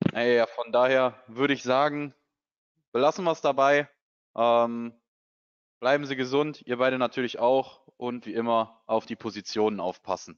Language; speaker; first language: German; native; German